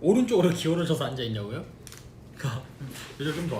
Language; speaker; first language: Korean; native; Korean